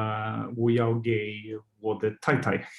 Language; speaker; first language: Chinese; non-native, learner; English